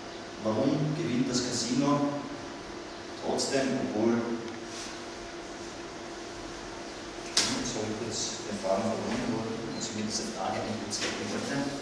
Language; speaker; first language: German; native; German